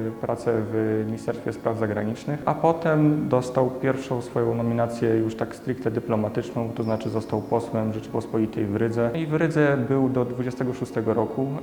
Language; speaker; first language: Polish; native; Polish